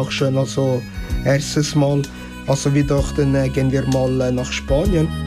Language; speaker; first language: German; early bilingual, other home language; Italian